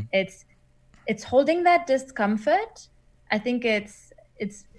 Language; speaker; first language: English; non-native, fluent; German